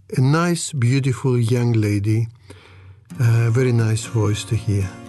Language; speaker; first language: English; non-native, fluent; Greek